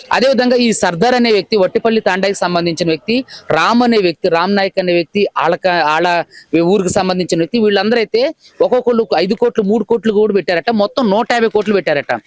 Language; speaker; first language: Telugu; native; Telugu